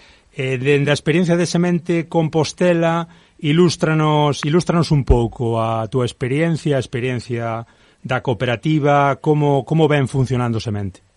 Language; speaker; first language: Galician; native; Galician